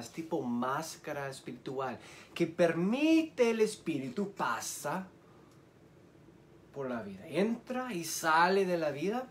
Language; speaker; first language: Spanish; non-native, learner; English